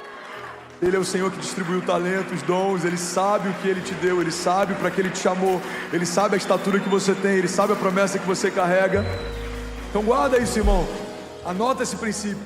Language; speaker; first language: Portuguese; native; Portuguese